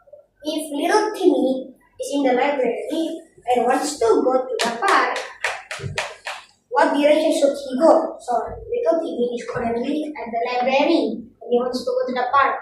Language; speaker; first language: English; non-native, learner; Indonesian